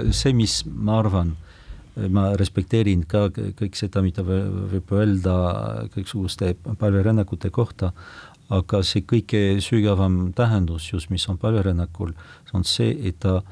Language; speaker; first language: Estonian; non-native, fluent; French